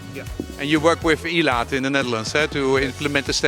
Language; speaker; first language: English; non-native, fluent; Dutch